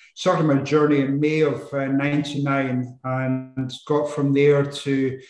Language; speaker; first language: English; native; English